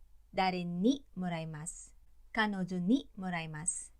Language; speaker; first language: Japanese; non-native, learner; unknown